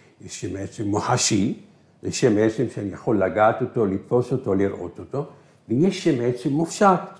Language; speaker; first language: Hebrew; non-native, local second language; Arabic